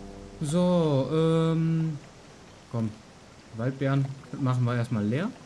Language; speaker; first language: German; native; German